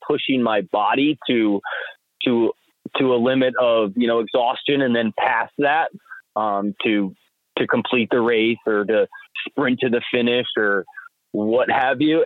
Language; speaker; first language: English; native; English